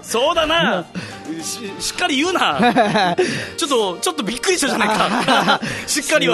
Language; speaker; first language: Japanese; native; Japanese